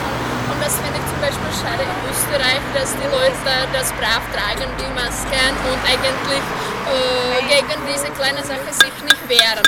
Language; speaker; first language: German; non-native, fluent; Czech